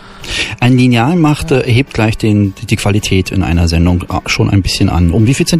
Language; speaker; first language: German; native; German